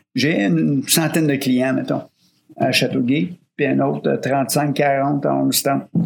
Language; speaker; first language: French; native; French